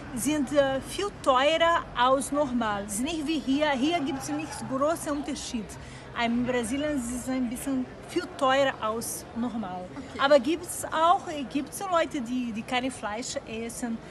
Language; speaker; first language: German; non-native, learner; Portuguese